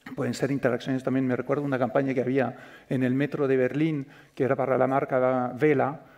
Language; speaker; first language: Spanish; non-native, fluent; French